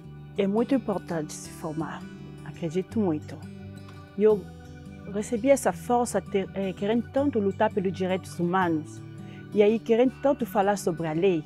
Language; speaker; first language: Portuguese; non-native, fluent; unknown